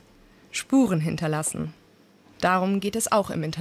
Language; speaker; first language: German; native; German